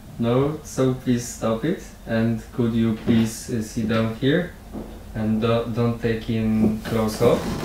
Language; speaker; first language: English; non-native, learner; Bulgarian